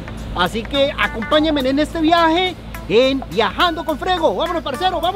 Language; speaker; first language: Spanish; native; Spanish